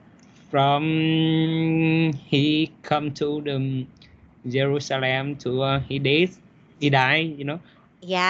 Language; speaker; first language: English; non-native, learner; Vietnamese